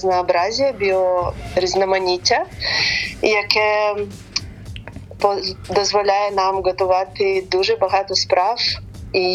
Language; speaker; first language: Ukrainian; non-native, local second language; Russian